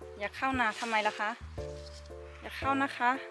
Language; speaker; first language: Thai; native; Thai